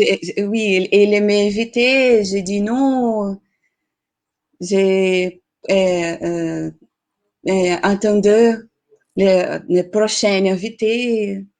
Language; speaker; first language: French; non-native, learner; Portuguese